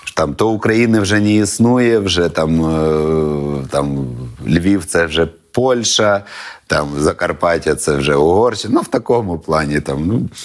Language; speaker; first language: Ukrainian; non-native, local second language; Russian